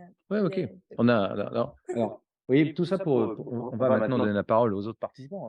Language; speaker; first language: French; native; French